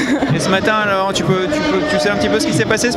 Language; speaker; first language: French; native; French